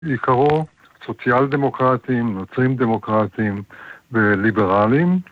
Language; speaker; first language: Hebrew; native; Hebrew